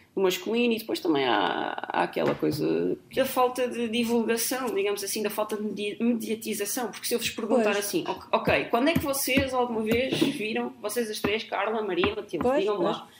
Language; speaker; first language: Portuguese; native; Portuguese